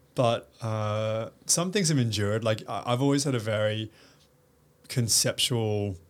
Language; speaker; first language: English; native; English